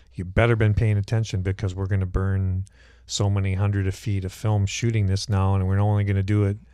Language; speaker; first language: English; native; English